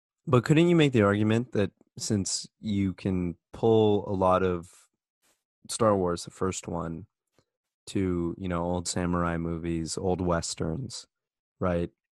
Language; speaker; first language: English; native; English